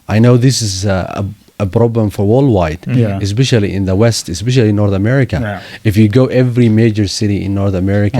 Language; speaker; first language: English; non-native, fluent; Somali